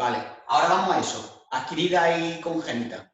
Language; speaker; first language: Spanish; native; Spanish